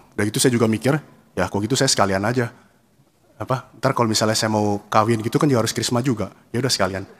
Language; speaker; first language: Indonesian; native; Indonesian